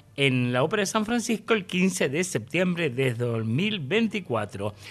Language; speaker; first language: Spanish; native; Spanish